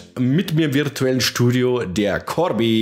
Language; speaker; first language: German; native; German